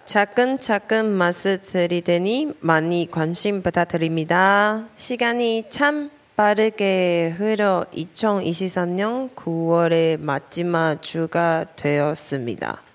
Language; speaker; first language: Korean; non-native, learner; Chinese